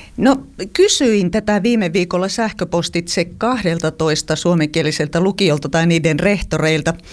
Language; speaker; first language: Finnish; native; Finnish